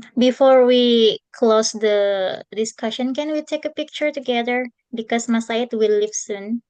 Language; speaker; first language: English; non-native, fluent; Indonesian